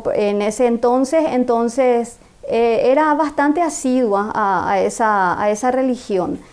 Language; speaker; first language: Spanish; native; Spanish